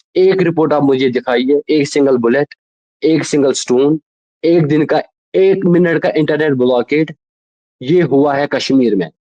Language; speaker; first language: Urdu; non-native, local second language; Kashmiri